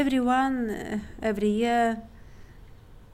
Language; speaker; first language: English; non-native, learner; Russian